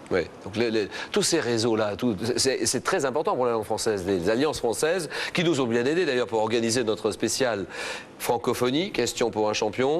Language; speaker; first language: French; native; French